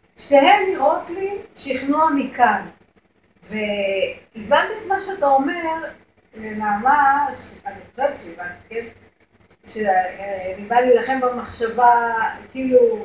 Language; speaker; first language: Hebrew; native; Hebrew